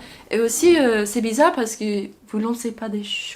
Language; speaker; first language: French; non-native, fluent; English